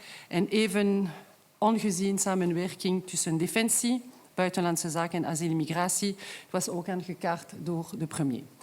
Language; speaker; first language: Dutch; non-native, local second language; French